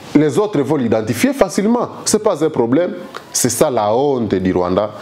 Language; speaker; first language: French; non-native, local second language; Swahili